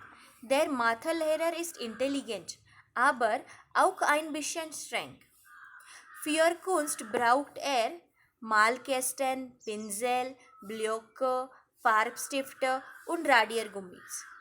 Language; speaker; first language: German; non-native, fluent; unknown